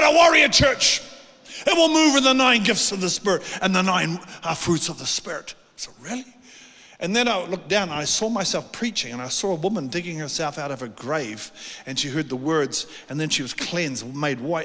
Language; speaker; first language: English; native; English